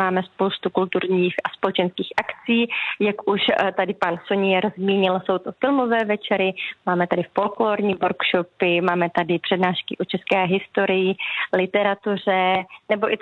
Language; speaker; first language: Czech; native; Czech